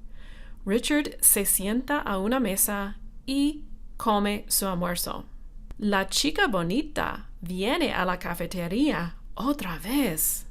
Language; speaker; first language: Spanish; non-native, fluent; English